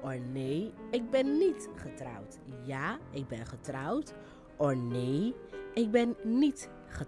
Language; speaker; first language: Dutch; non-native, fluent; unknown